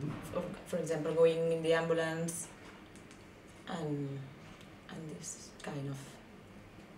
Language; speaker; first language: English; non-native, learner; Spanish